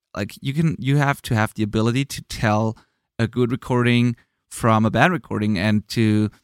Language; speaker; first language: English; non-native, fluent; German